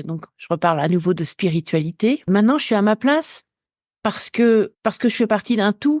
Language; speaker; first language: French; native; French